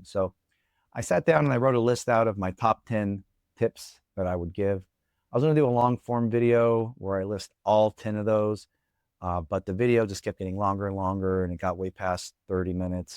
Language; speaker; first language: English; native; English